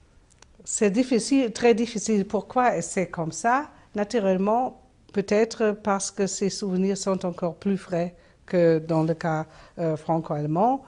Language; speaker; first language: French; non-native, fluent; German